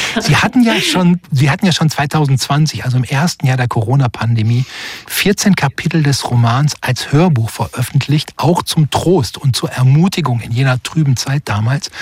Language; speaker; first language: German; native; German